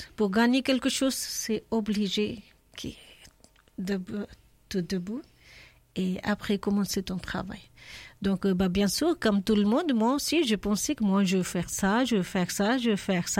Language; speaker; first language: French; non-native, learner; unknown